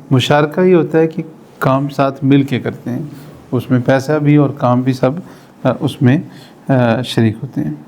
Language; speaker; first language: Urdu; native; Urdu